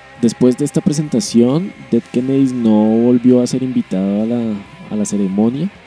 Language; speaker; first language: Spanish; native; Spanish